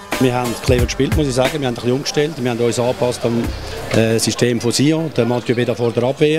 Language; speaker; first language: German; native; German